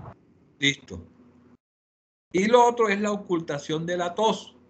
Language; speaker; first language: Spanish; native; Spanish